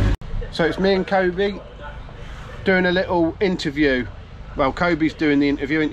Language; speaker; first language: English; native; English